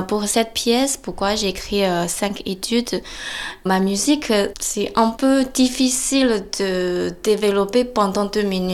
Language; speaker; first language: French; non-native, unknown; Chinese